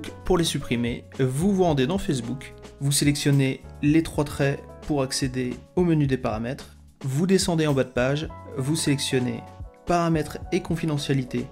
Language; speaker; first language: French; native; French